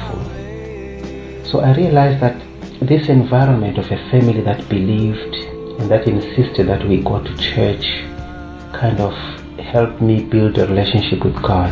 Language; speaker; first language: English; non-native, local second language; Shona